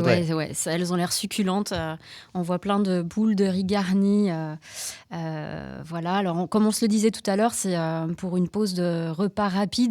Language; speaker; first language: French; native; French